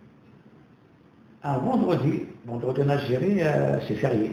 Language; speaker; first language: French; non-native, local second language; Kabyle